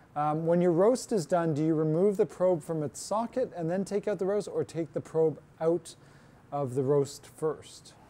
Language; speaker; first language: English; native; English